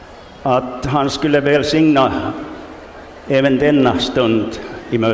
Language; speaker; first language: Swedish; non-native, local second language; Finnish